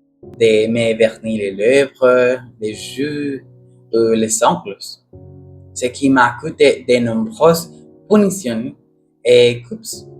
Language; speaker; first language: French; non-native, learner; Spanish